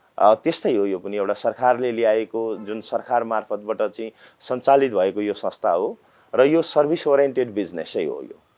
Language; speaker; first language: Nepali; native; Nepali